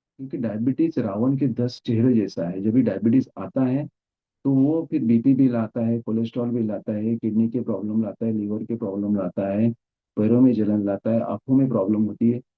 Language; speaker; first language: Hindi; non-native, local second language; Marathi